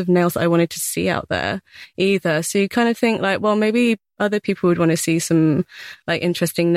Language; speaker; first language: English; native; English